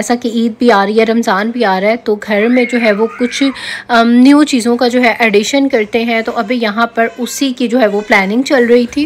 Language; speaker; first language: Urdu; native; Urdu